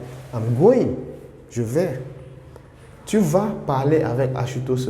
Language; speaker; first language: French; non-native, fluent; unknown